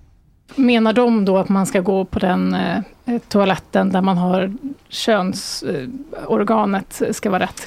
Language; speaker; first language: Swedish; native; Swedish